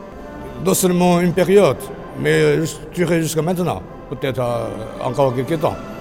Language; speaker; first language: French; non-native, learner; Chinese